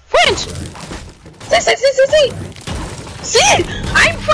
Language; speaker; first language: English; non-native, learner; French